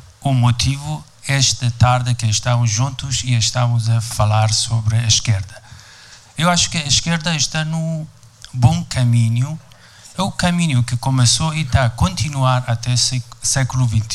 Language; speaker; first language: Portuguese; non-native, fluent; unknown